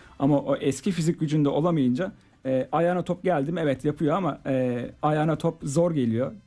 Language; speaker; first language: Turkish; native; Turkish